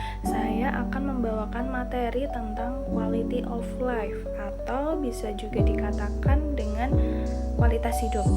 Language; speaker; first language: Indonesian; native; Indonesian